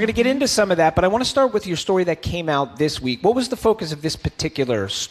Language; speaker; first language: English; native; English